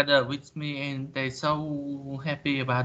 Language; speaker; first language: English; non-native, learner; Vietnamese